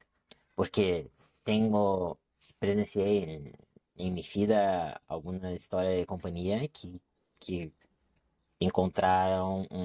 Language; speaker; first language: Spanish; non-native, local second language; Portuguese